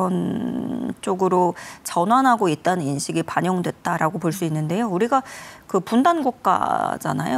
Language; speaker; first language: Korean; native; Korean